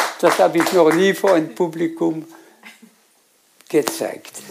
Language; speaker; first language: German; non-native, local second language; French